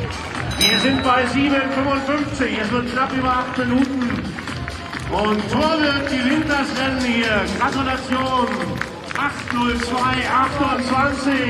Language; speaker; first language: German; native; German